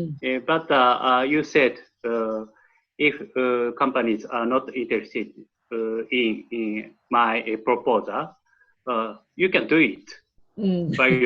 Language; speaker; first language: English; non-native, learner; Japanese